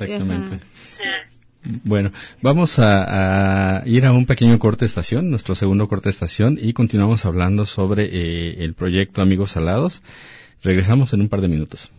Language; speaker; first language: Spanish; native; Spanish